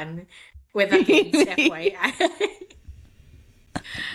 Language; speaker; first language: English; non-native, local second language; Filipino